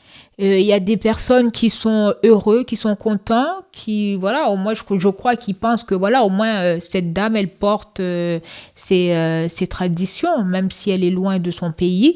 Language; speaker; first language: French; non-native, local second language; Comorian